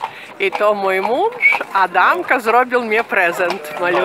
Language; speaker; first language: Polish; non-native, fluent; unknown